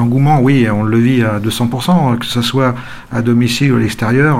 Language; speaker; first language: French; native; French